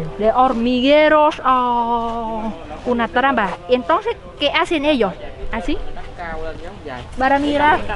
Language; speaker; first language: Spanish; non-native, fluent; Vietnamese